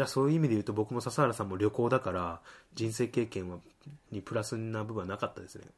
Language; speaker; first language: Japanese; native; Japanese